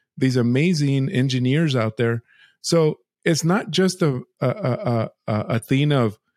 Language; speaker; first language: English; early bilingual, other home language; Spanish